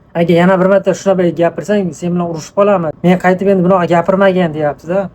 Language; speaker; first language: Uzbek; native; Uzbek